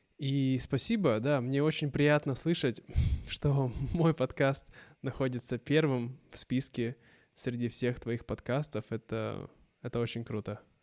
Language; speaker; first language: Russian; native; Russian